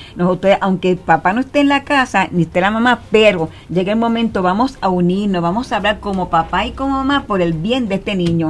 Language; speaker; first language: Spanish; early bilingual, heritage; Spanish